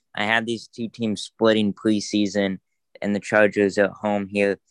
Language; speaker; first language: English; native; English